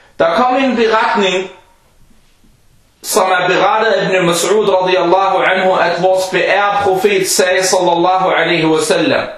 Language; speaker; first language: Danish; early bilingual, other home language; Arabic